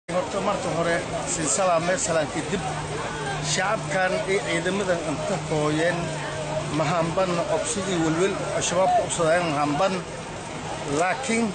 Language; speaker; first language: Somali; non-native, local second language; Maay